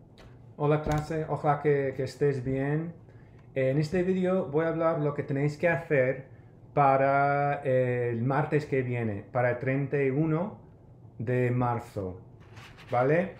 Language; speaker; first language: Spanish; non-native, fluent; English